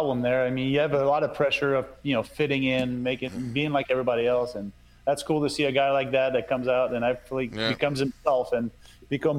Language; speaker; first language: English; non-native, fluent; French